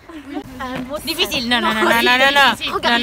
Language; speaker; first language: French; non-native, learner; Spanish